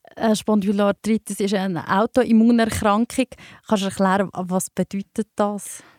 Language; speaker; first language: German; native; German